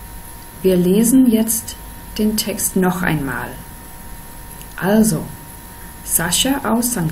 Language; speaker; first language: German; non-native, fluent; Danish